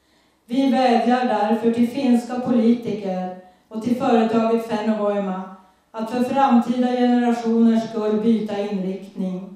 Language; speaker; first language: Swedish; native; Swedish